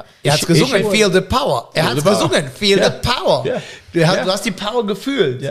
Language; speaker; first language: German; native; German